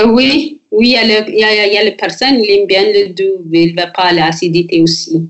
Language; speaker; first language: French; non-native, learner; Amharic